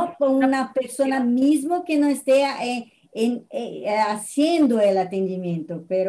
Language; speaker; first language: Spanish; non-native, fluent; Portuguese